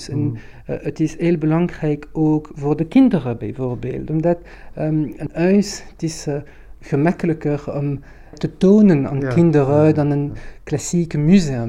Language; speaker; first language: Dutch; non-native, local second language; French